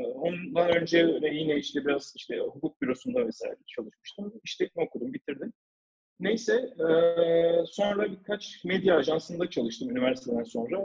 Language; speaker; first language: Turkish; early bilingual, heritage; Turkish